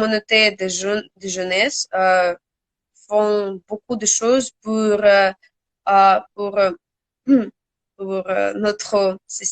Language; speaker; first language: French; non-native, learner; Russian